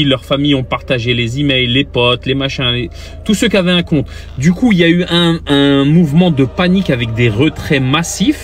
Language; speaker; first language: French; native; French